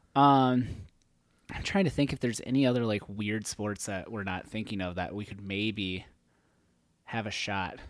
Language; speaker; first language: English; native; English